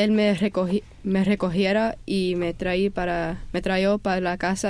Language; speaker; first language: Spanish; early bilingual, heritage; Spanish